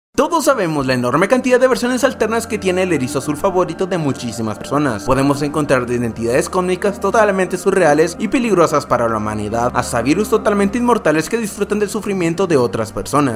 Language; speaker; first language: Spanish; native; Spanish